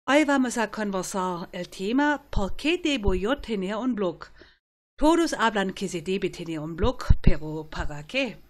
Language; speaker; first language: Spanish; non-native, fluent; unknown